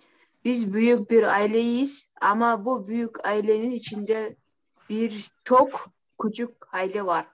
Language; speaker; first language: Turkish; non-native, learner; Kyrgyz